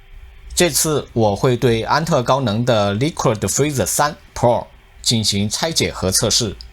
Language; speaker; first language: Chinese; native; Chinese